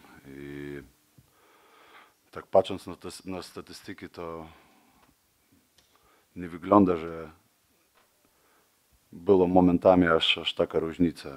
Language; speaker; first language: Polish; non-native, fluent; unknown